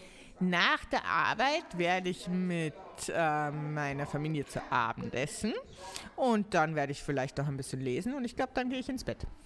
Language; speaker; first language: German; native; German